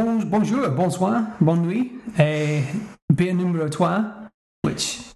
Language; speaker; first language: French; non-native, learner; English